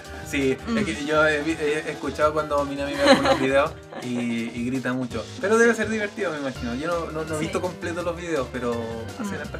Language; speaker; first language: Spanish; native; Spanish